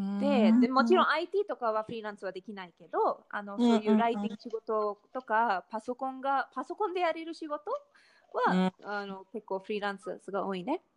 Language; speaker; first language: Japanese; non-native, fluent; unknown